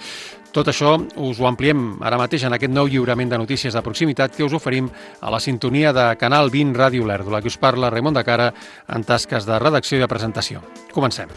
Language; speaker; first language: Catalan; native; Catalan